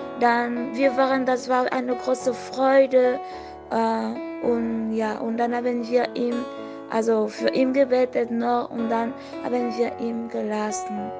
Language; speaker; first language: German; non-native, fluent; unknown